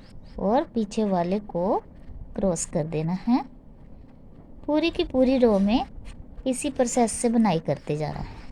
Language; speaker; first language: Hindi; non-native, local second language; Punjabi